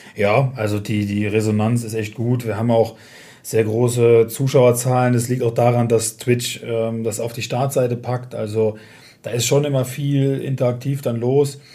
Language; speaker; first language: German; native; German